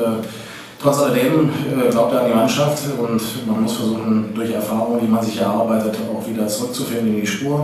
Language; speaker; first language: German; native; German